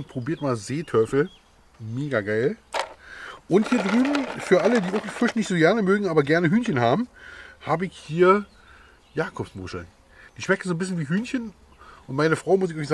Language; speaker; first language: German; native; German